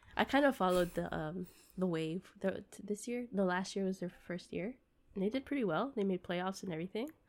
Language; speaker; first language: English; native; English